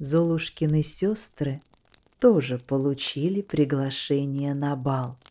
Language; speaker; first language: Russian; native; Russian